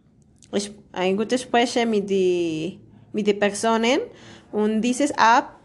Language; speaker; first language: German; non-native, learner; Spanish